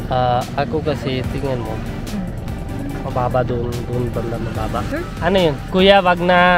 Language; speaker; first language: Filipino; non-native, learner; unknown